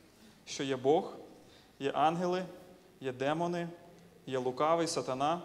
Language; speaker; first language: Ukrainian; native; Ukrainian